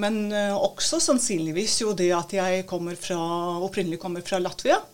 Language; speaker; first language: Norwegian; non-native, fluent; Latvian